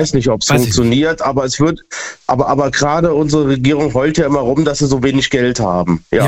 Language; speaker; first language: German; native; German